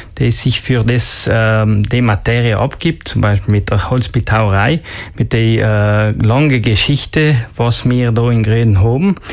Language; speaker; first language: German; non-native, local second language; Ladin